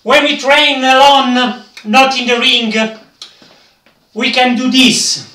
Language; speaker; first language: English; non-native, learner; Italian